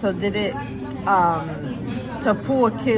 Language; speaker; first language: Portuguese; early bilingual, heritage; Portuguese